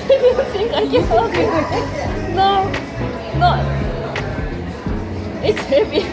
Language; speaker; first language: English; non-native, learner; Japanese